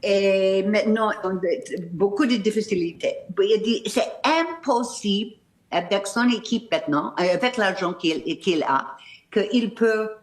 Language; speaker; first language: French; non-native, fluent; English